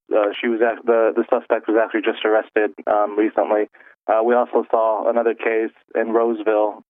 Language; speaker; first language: English; native; English